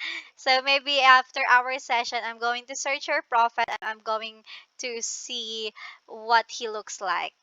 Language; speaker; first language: English; non-native, local second language; Filipino